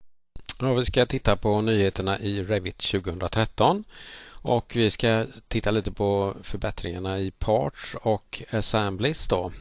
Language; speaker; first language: Swedish; native; Swedish